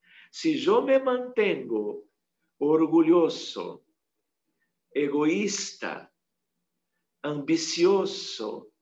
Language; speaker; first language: Spanish; non-native, fluent; Portuguese